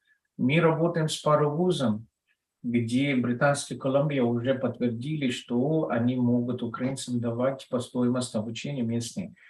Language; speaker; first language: Russian; non-native, fluent; Telugu